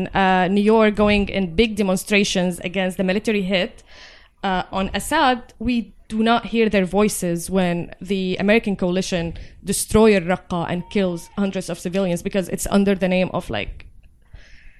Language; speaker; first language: English; non-native, fluent; Arabic